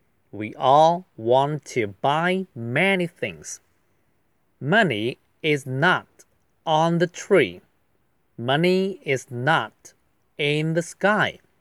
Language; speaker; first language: English; non-native, fluent; Chinese